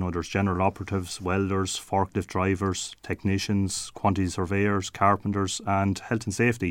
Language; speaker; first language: English; native; English